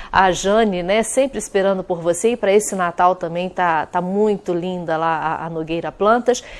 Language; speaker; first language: Portuguese; native; Portuguese